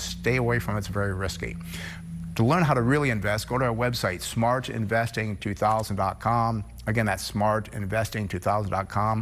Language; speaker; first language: English; native; English